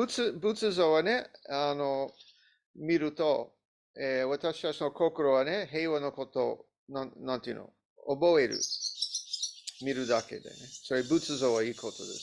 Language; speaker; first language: Japanese; non-native, learner; English